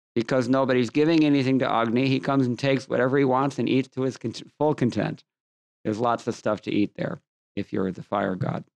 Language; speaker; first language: English; native; English